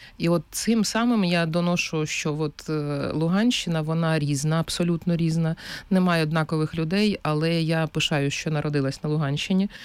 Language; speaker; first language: Ukrainian; native; Ukrainian